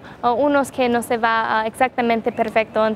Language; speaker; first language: Spanish; non-native, learner; English